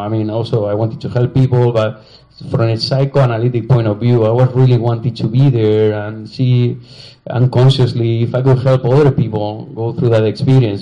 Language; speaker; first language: English; non-native, fluent; Spanish